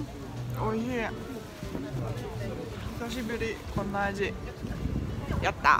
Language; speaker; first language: Japanese; non-native, fluent; Hungarian